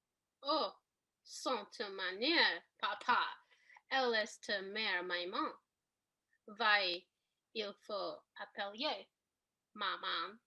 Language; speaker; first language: French; non-native, learner; English